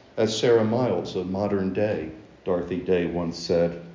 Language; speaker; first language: English; native; English